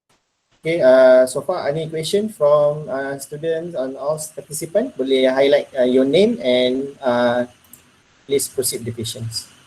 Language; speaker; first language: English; non-native, local second language; Malay